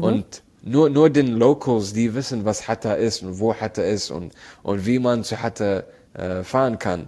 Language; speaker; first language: German; non-native, learner; Arabic